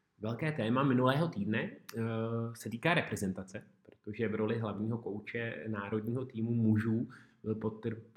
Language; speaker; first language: Czech; native; Czech